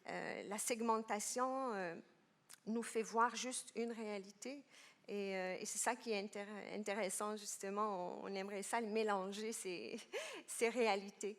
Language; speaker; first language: French; non-native, local second language; Arabic